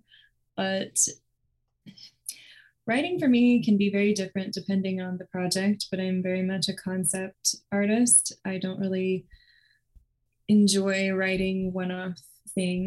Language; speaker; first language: English; native; English